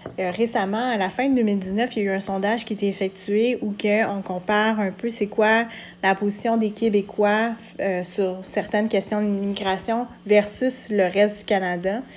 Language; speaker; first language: French; native; French